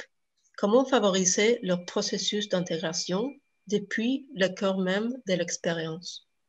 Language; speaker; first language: French; non-native, fluent; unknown